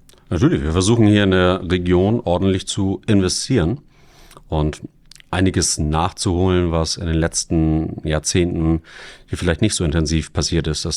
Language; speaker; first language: German; native; German